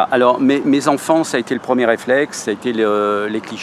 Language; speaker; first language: French; native; French